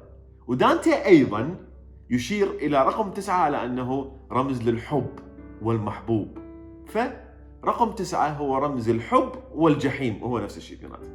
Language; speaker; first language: Arabic; native; Arabic